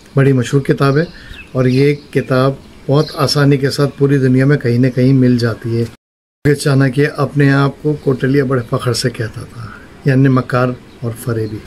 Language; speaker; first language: Urdu; native; Urdu